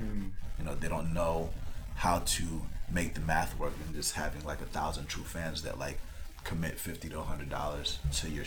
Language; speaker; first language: English; early bilingual, other home language; Spanish